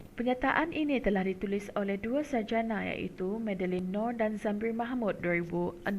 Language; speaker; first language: Malay; non-native, local second language; Iban